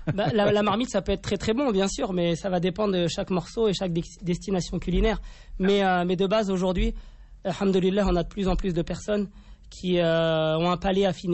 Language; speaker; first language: French; native; French